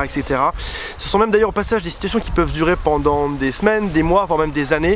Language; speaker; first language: French; native; French